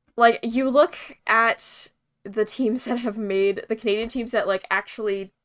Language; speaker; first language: English; native; English